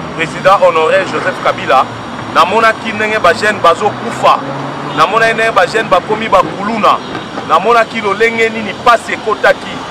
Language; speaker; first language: Lingala; non-native, local second language; Kongo